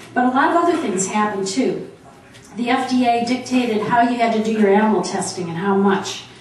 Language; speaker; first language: English; native; English